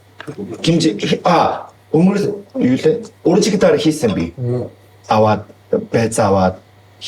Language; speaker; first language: Mongolian; non-native, fluent; Korean